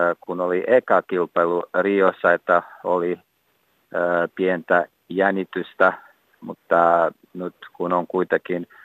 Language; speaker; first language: Finnish; non-native, fluent; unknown